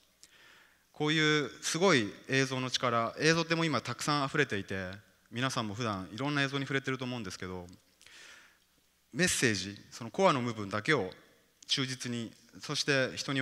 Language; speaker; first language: Japanese; native; Japanese